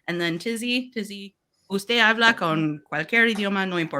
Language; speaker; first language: Spanish; non-native, learner; English